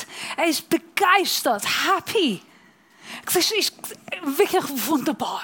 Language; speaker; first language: German; non-native, fluent; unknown